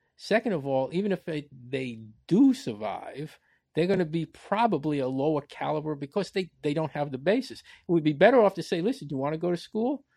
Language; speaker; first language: English; native; English